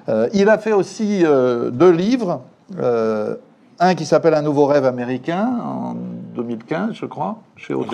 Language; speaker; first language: French; native; French